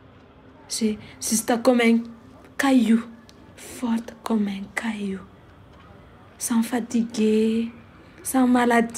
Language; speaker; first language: French; non-native, local second language; Malagasy